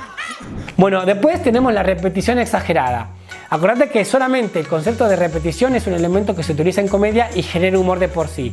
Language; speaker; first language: Spanish; native; Spanish